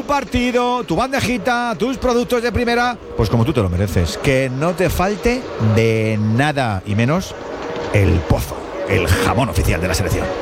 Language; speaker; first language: Spanish; native; Spanish